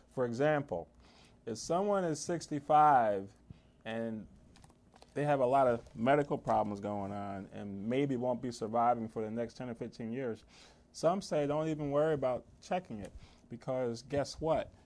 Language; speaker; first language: English; native; English